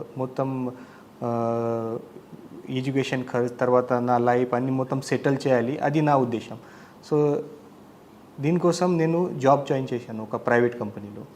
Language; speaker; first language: Telugu; non-native, learner; Marathi